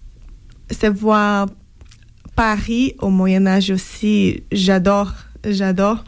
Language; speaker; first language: French; non-native, fluent; Portuguese